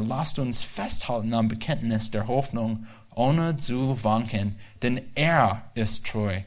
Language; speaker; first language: German; non-native, learner; English